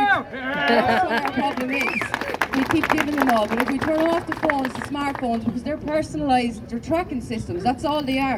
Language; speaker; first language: English; native; English